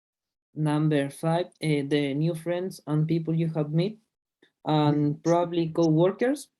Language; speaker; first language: English; non-native, learner; Spanish